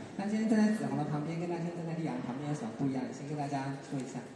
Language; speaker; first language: Chinese; native; Chinese